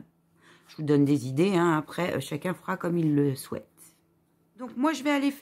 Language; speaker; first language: French; native; French